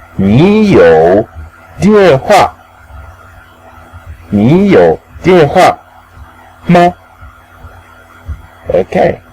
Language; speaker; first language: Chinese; non-native, fluent; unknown